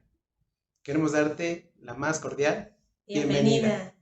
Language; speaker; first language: Spanish; native; Spanish